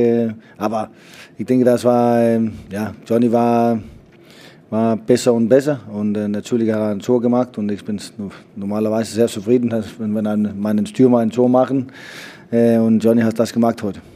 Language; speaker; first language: German; non-native, fluent; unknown